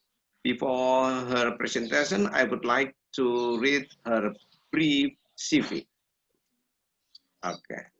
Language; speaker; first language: English; non-native, learner; Indonesian